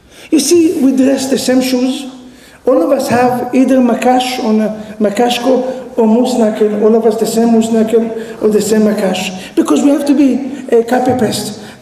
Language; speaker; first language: English; non-native, fluent; Hebrew